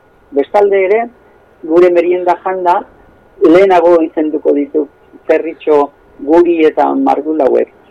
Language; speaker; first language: Basque; non-native, local second language; Spanish